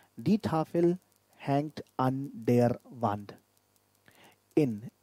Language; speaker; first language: German; non-native, fluent; Hindi